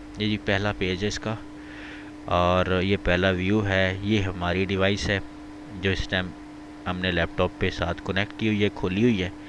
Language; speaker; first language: Urdu; native; Urdu